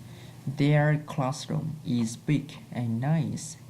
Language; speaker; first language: English; non-native, fluent; Vietnamese